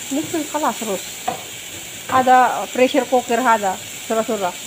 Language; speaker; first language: Arabic; non-native, learner; Filipino